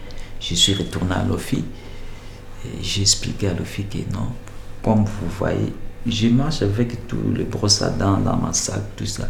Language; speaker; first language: French; non-native, local second language; Lingala